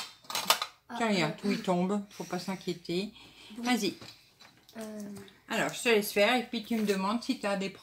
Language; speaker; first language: French; native; French